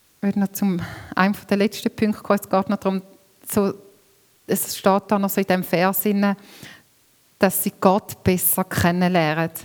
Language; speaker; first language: German; native; German